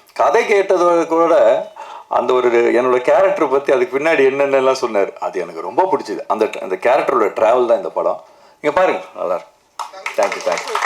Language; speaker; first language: Tamil; non-native, local second language; Kannada